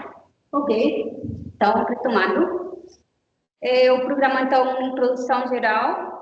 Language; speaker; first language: Portuguese; non-native, learner; Spanish